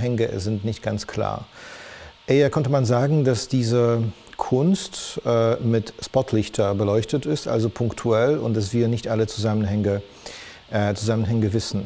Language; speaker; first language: German; non-native, fluent; Polish